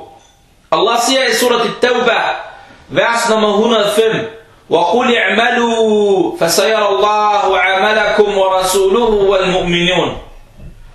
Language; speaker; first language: Danish; early bilingual, other home language; Arabic